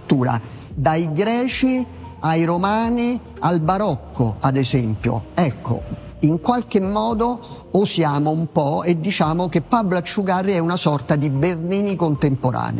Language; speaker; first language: Italian; native; Italian